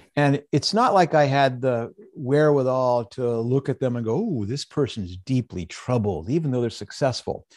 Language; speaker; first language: English; native; English